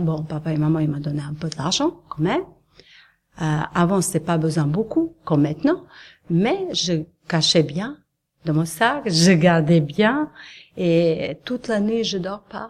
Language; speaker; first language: French; non-native, learner; Serbian